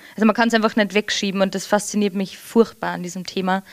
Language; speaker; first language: German; early bilingual, heritage; English